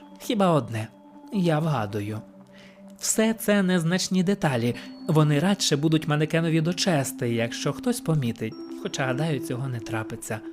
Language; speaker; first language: Ukrainian; native; Ukrainian